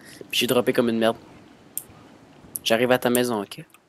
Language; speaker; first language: French; native; French